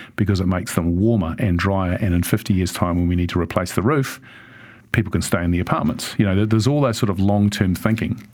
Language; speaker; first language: English; native; English